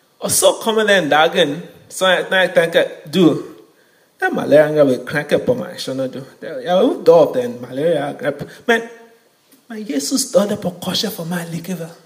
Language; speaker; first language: Norwegian; non-native, fluent; Yoruba